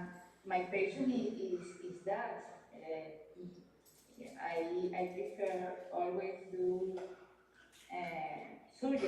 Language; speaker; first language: English; non-native, learner; Spanish